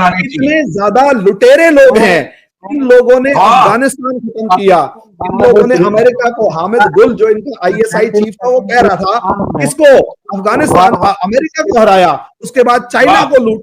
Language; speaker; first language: Hindi; native; Hindi